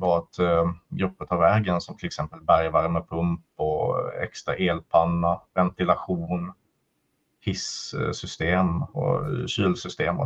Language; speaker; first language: Swedish; native; Swedish